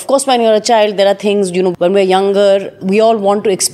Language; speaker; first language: English; non-native, local second language; Hindi